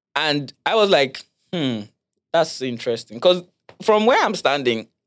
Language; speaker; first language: English; non-native, local second language; Yoruba